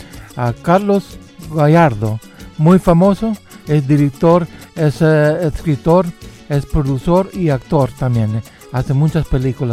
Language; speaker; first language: Spanish; early bilingual, heritage; Spanish